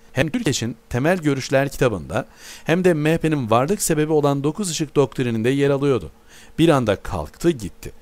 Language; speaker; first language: Turkish; native; Turkish